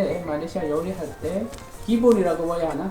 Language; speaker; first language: Korean; non-native, fluent; Malay